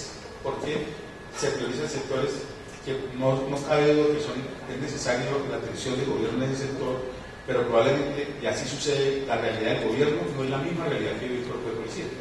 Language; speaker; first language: Spanish; native; Spanish